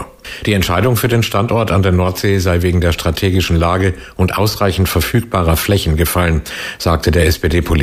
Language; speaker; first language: German; native; German